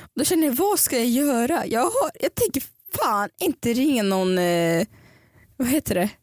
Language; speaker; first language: Swedish; native; Swedish